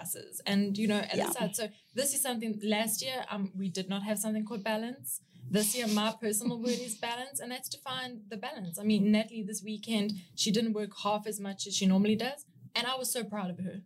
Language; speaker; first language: English; native; English